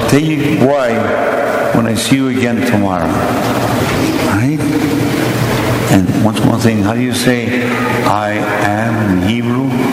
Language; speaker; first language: English; native; English